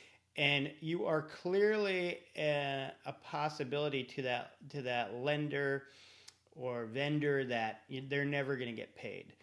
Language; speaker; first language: English; native; English